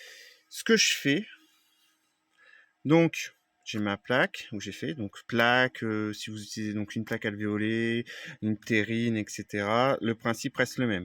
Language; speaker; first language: French; native; French